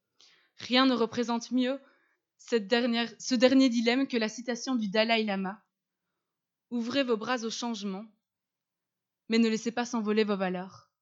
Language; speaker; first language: French; native; French